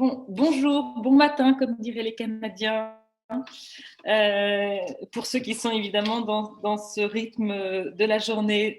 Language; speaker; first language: French; native; French